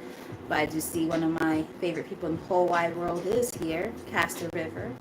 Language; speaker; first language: English; native; English